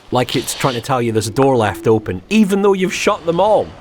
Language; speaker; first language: English; native; English